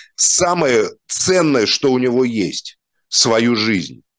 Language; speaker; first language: Russian; native; Russian